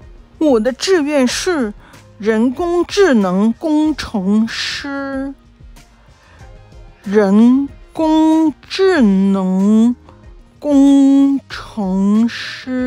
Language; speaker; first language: Chinese; non-native, local second language; Cantonese